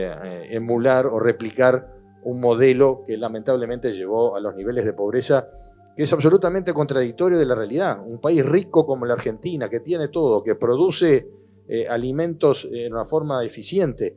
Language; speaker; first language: Spanish; native; Spanish